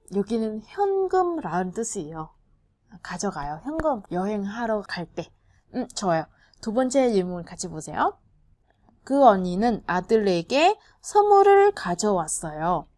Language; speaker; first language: Korean; non-native, fluent; Vietnamese